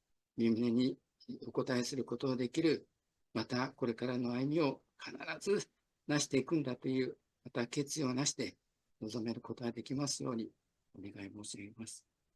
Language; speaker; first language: Japanese; native; Japanese